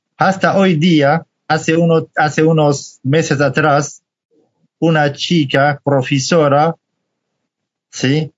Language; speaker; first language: Spanish; non-native, fluent; Kurdish